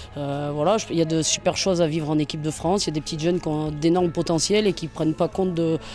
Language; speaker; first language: French; native; French